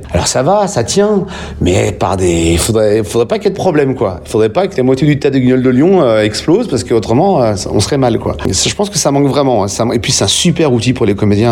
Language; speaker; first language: French; native; French